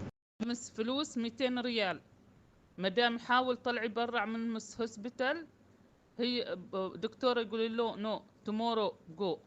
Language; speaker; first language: Arabic; non-native, learner; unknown